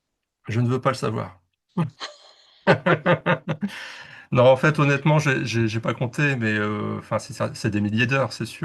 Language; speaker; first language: French; native; French